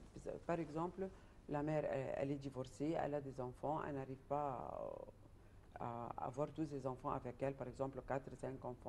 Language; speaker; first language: French; non-native, fluent; Arabic